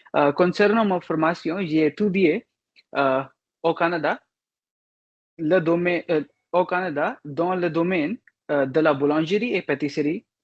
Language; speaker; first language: French; non-native, learner; Hindi